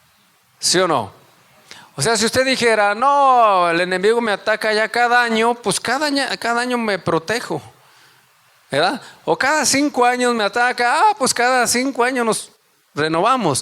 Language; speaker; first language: Spanish; native; Spanish